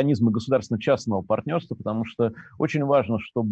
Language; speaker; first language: Russian; native; Russian